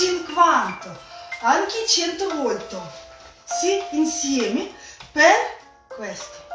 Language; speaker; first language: Italian; non-native, learner; Russian